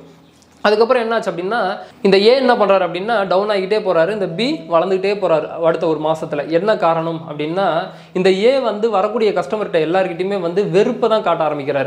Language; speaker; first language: Tamil; native; Tamil